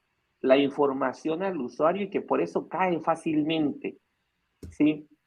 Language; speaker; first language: Spanish; native; Spanish